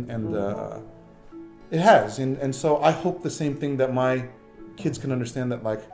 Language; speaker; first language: English; native; English